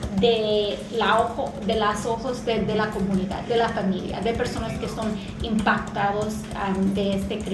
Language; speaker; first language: Spanish; non-native, learner; English